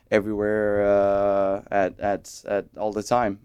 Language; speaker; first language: English; non-native, fluent; Danish